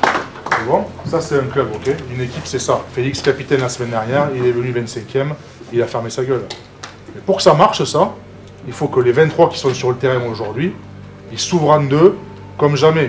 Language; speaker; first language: French; native; French